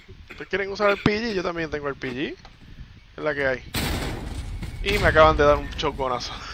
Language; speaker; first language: Spanish; native; Spanish